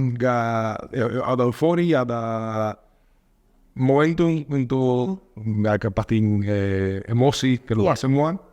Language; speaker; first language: Indonesian; non-native, learner; Spanish